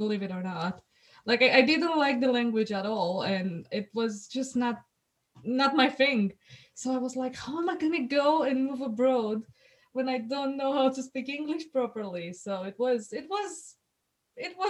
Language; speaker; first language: English; non-native, fluent; Romanian